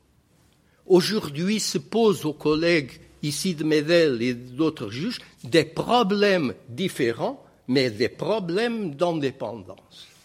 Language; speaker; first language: French; non-native, fluent; Portuguese